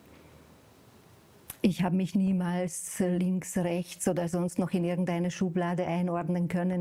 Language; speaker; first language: German; non-native, fluent; Hungarian